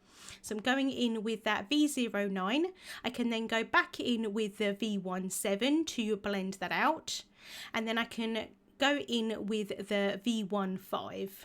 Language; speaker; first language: English; native; English